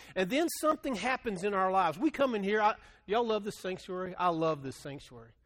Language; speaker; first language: English; native; English